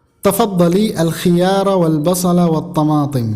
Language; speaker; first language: Arabic; non-native, fluent; Indonesian